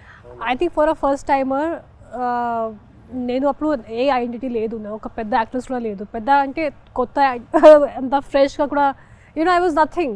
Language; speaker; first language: Telugu; non-native, fluent; Hindi